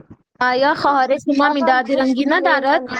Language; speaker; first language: Persian; non-native, learner; Urdu